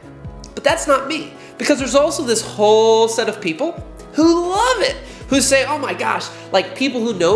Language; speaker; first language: English; native; English